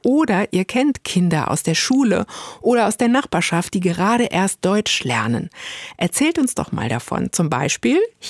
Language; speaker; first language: German; native; German